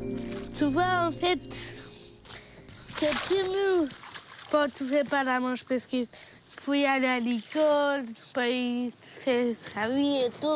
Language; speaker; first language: French; early bilingual, other home language; Romanian